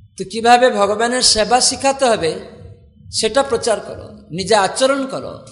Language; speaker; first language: Bangla; non-native, fluent; Odia